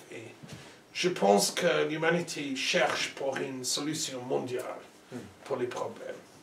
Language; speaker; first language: French; non-native, learner; English